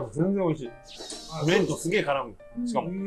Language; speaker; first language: Japanese; native; Japanese